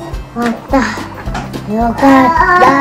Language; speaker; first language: Japanese; early bilingual, heritage; Japanese